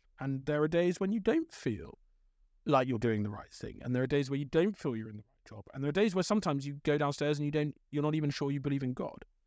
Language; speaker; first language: English; native; English